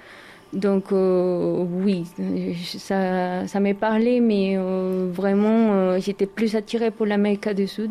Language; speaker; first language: French; non-native, fluent; Spanish